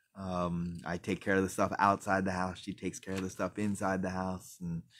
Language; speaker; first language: English; native; English